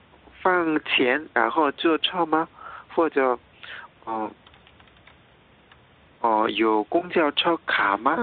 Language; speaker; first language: Chinese; non-native, learner; Korean